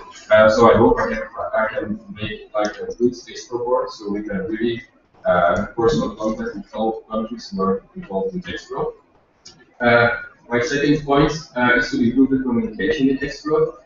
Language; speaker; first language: English; non-native, fluent; Dutch